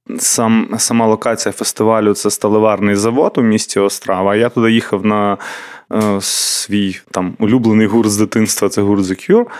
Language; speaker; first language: Ukrainian; native; Ukrainian